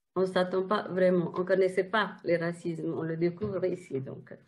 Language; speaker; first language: French; non-native, fluent; Tigrinya